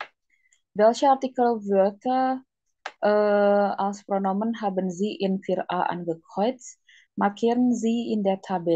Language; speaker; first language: German; non-native, fluent; Indonesian